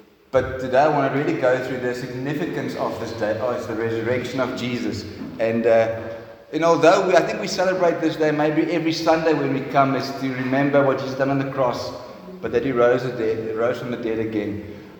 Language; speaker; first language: English; non-native, local second language; Afrikaans